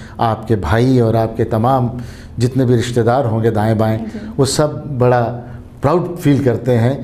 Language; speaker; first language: Hindi; native; Hindi